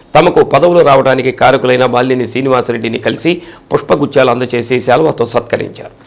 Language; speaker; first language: Telugu; native; Telugu